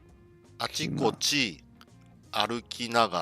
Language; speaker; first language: Japanese; non-native, learner; English